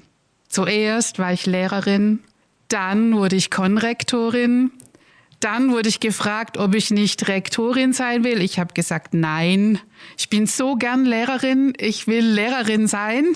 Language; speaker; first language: German; native; German